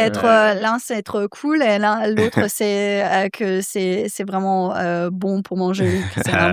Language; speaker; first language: French; non-native, fluent; Serbian